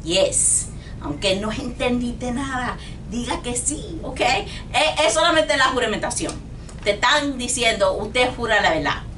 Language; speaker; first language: Spanish; non-native, learner; English